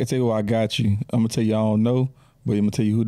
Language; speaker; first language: English; native; English